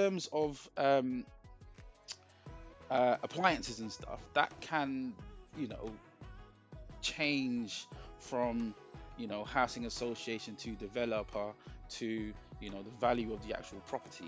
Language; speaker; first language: English; native; English